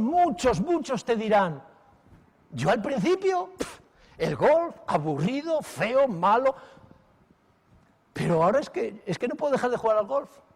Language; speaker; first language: Spanish; native; Spanish